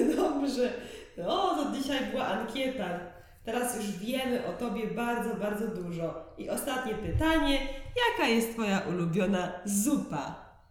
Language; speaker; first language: Polish; native; Polish